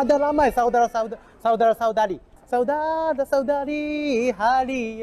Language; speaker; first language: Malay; non-native, learner; Japanese